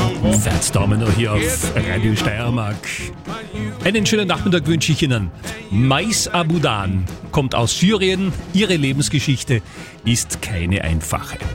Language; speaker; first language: German; native; German